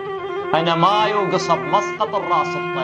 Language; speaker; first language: Arabic; native; Arabic